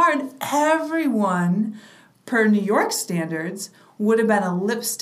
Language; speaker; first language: English; native; English